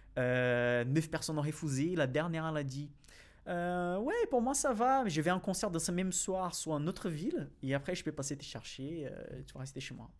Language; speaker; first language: French; non-native, fluent; Portuguese